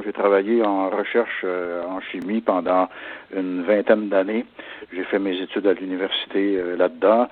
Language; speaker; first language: French; native; French